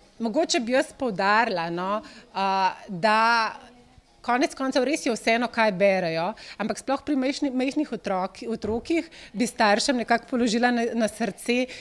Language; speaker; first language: Slovenian; native; Slovenian